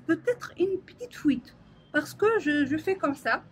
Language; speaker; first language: French; non-native, learner; Arabic